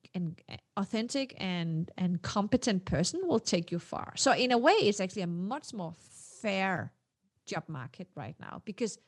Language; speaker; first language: English; non-native, fluent; Danish